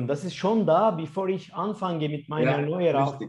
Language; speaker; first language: German; non-native, fluent; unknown